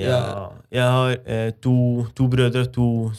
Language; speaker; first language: Norwegian; non-native, fluent; Arabic